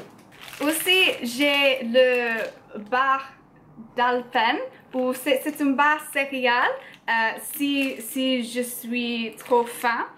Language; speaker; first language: French; non-native, learner; English